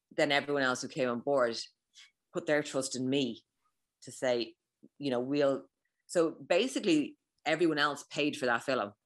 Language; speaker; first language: English; native; English